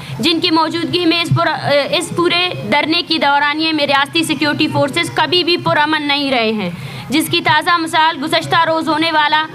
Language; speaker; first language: Urdu; non-native, local second language; Baluchi